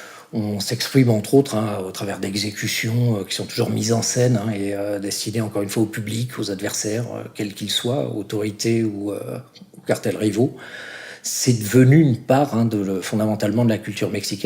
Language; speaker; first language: French; native; French